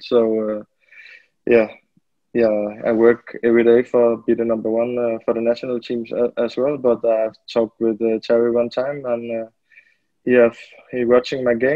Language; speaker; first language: English; non-native, fluent; Danish